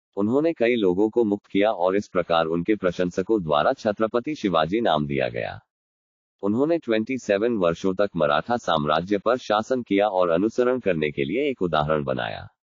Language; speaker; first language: Hindi; non-native, local second language; Marathi